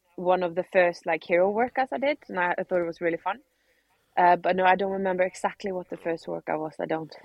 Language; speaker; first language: English; non-native, fluent; Norwegian